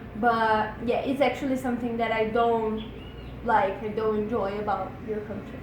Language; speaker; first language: English; non-native, fluent; Portuguese